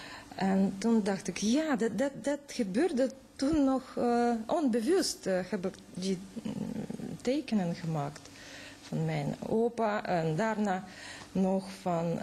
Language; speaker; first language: Dutch; non-native, fluent; Russian